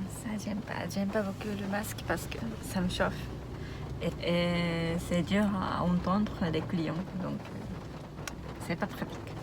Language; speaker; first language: French; non-native, learner; Japanese